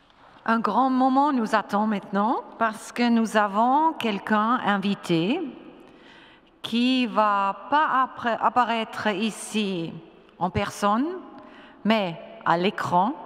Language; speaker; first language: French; non-native, fluent; German